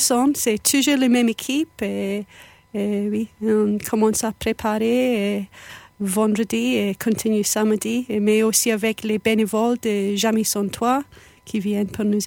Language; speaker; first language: French; non-native, fluent; English